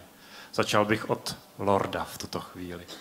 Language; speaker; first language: Czech; native; Czech